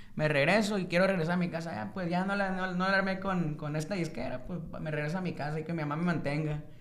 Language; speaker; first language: Spanish; native; Spanish